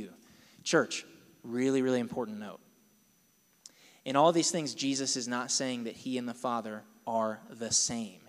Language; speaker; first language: English; native; English